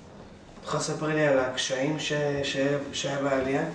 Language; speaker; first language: Hebrew; native; Hebrew